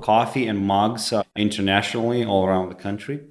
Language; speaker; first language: English; non-native, fluent; Russian